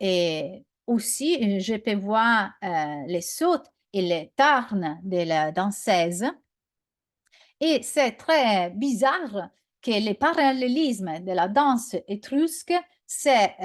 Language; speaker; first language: French; non-native, learner; Italian